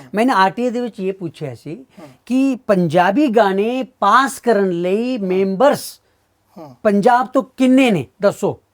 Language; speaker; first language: Punjabi; non-native, fluent; Marathi